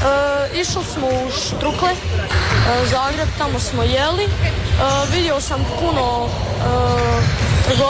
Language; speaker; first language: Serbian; early bilingual, heritage; English